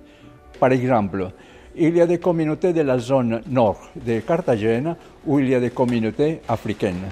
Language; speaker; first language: French; non-native, fluent; Spanish